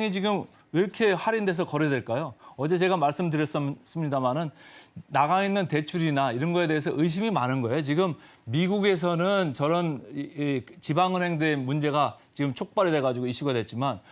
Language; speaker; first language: Korean; native; Korean